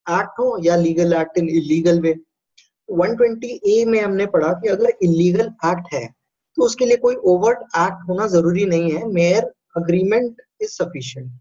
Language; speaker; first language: Hindi; native; Hindi